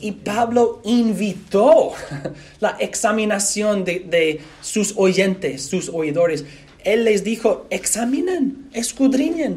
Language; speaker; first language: Spanish; non-native, fluent; English